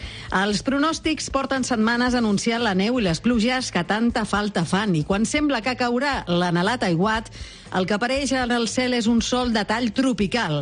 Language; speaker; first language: Catalan; native; Catalan